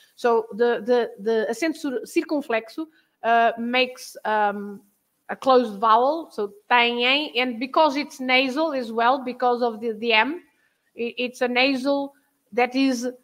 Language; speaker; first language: English; non-native, fluent; Portuguese